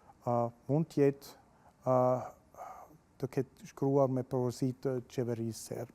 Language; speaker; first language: Albanian; non-native, fluent; German